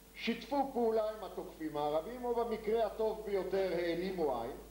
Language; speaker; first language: Hebrew; native; Hebrew